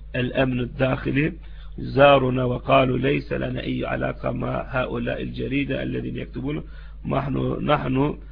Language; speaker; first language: Arabic; non-native, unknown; Turkish